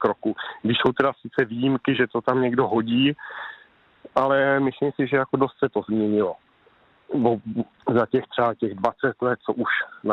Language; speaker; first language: Czech; native; Czech